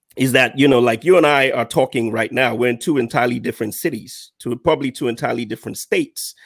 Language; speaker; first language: English; non-native, local second language; Yoruba